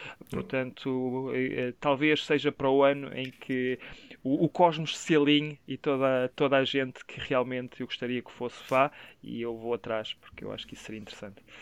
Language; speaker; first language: Portuguese; native; Portuguese